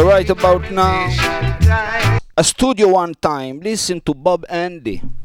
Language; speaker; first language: English; non-native, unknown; Hebrew